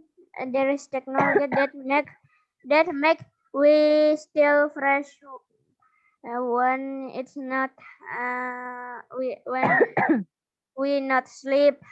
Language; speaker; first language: English; non-native, learner; Indonesian